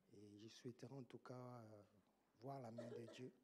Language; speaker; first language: French; native; French